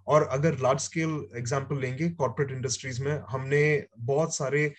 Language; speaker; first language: Hindi; native; Hindi